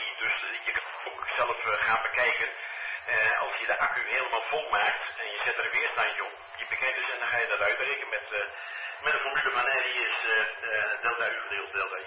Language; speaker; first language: Dutch; native; Dutch